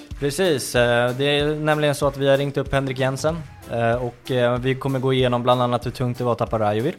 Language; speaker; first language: Swedish; native; Swedish